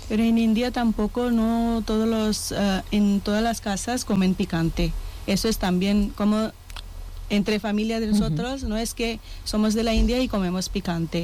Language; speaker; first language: Spanish; non-native, learner; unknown